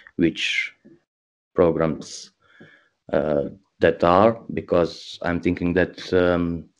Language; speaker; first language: English; non-native, learner; Croatian